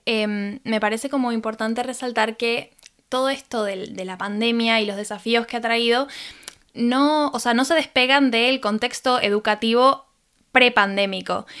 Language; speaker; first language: Spanish; native; Spanish